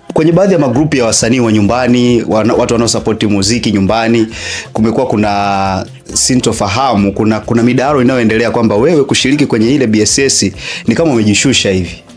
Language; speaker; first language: Swahili; native; Swahili